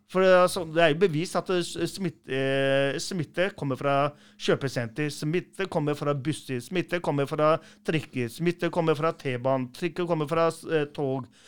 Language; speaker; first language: Norwegian; early bilingual, other home language; Urdu